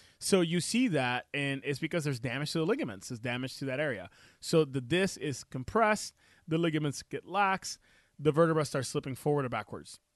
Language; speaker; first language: English; non-native, fluent; Spanish